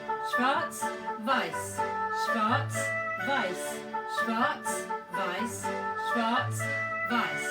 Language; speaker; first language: German; non-native, fluent; English